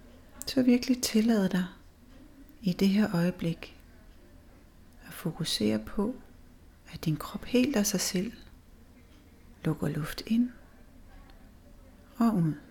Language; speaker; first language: Danish; native; Danish